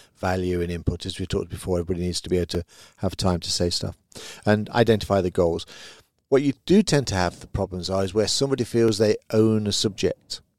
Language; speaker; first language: English; native; English